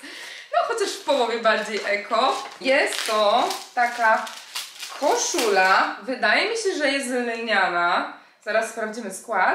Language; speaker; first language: Polish; native; Polish